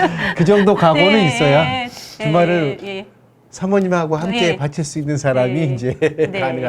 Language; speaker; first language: Korean; native; Korean